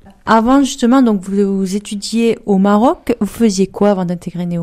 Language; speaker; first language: French; native; French